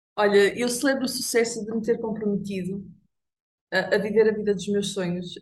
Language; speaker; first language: Portuguese; native; Portuguese